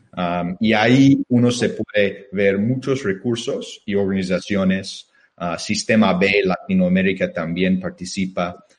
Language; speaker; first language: Spanish; non-native, fluent; English